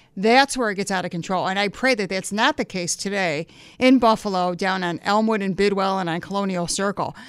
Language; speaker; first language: English; early bilingual, other home language; Italian